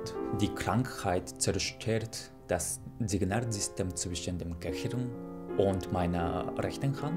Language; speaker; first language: German; non-native, fluent; Japanese